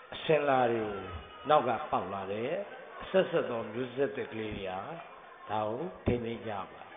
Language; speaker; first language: Burmese; non-native, local second language; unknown